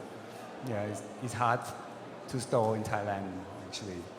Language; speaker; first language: English; non-native, learner; Thai